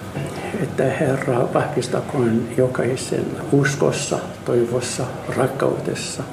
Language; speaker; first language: Finnish; non-native, fluent; Arabic